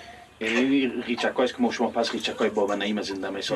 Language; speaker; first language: Persian; native; Persian